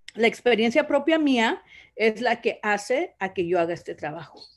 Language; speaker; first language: Spanish; early bilingual, other home language; Zapotec